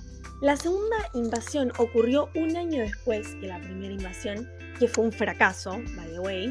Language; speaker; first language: Spanish; native; Spanish